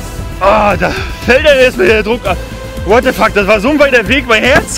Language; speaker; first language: German; native; German